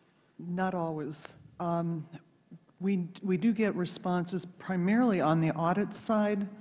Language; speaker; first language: English; native; English